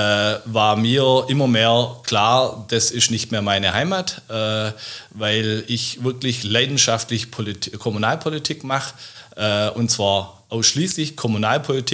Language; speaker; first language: German; native; German